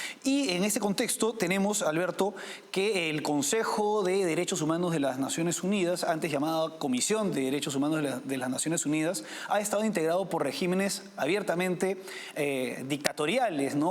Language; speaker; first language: Spanish; native; Spanish